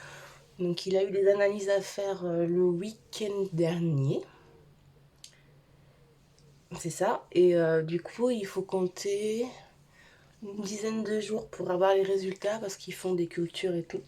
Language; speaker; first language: French; native; French